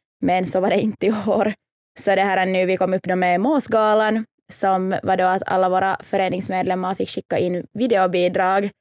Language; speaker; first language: Swedish; native; Swedish